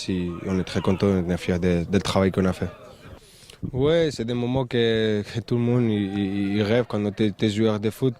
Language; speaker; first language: French; early bilingual, heritage; French